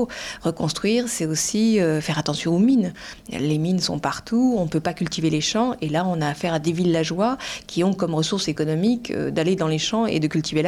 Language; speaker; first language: French; native; French